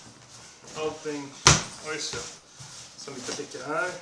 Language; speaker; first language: Swedish; non-native, local second language; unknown